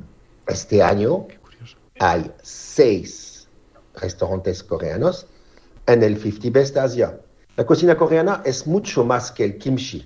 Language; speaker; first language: Spanish; non-native, fluent; French